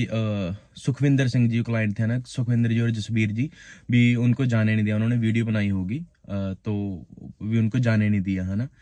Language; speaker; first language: Hindi; native; Hindi